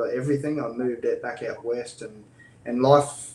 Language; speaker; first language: English; native; English